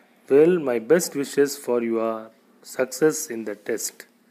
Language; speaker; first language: English; non-native, local second language; Tamil